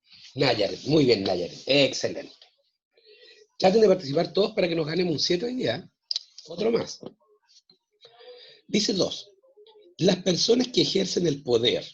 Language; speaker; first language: Spanish; native; Spanish